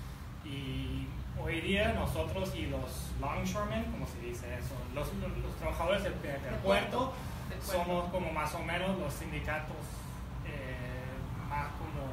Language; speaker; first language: Spanish; early bilingual, heritage; Spanish